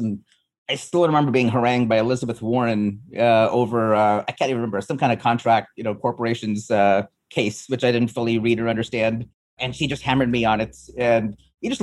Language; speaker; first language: English; native; English